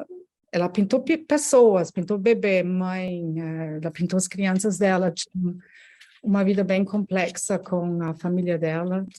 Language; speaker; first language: Portuguese; non-native, fluent; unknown